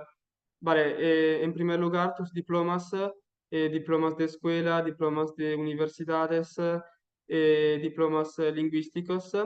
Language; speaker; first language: Spanish; non-native, learner; Italian